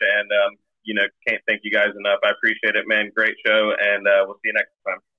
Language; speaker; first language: English; native; English